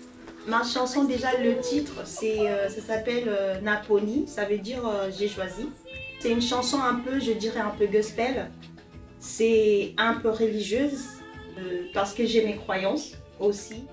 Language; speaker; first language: French; non-native, local second language; Lingala